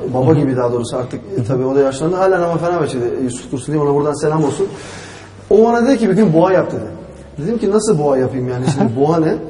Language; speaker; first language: Turkish; early bilingual, heritage; Turkish